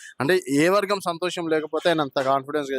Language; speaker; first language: Telugu; native; Telugu